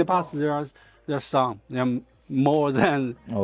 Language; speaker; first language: English; non-native, learner; Chinese